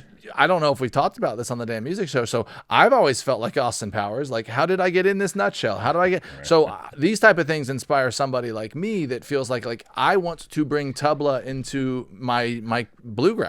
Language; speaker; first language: English; native; English